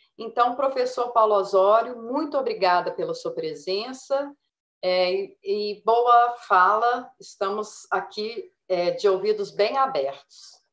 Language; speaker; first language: Portuguese; native; Portuguese